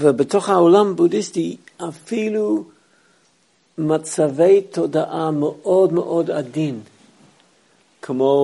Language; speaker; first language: Hebrew; non-native, fluent; English